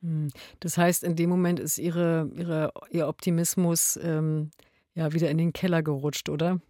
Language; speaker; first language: German; native; German